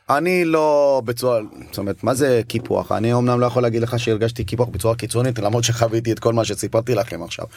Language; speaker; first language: Hebrew; early bilingual, other home language; Amharic